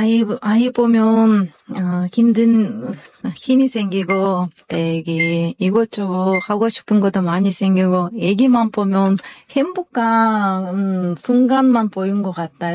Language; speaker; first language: Korean; non-native, learner; Kyrgyz